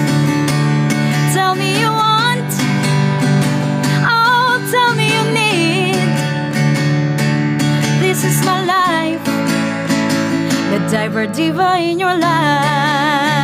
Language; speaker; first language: English; non-native, local second language; Cebuano